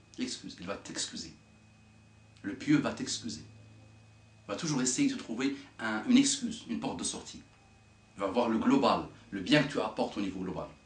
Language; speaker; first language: French; non-native, local second language; Arabic